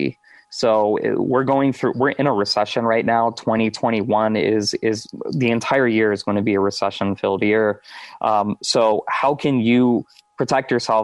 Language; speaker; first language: English; native; English